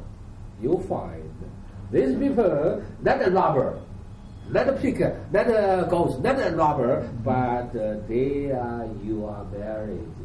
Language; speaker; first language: English; non-native, learner; Chinese